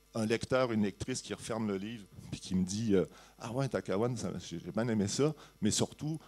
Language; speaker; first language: French; native; French